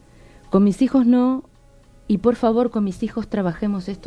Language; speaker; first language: Spanish; native; Spanish